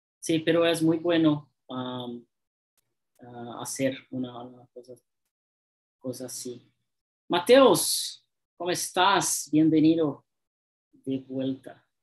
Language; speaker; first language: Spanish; non-native, learner; Portuguese